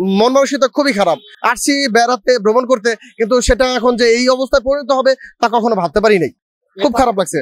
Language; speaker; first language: Bangla; native; Bangla